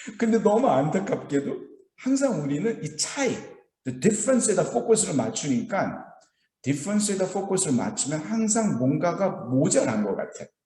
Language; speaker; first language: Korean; native; Korean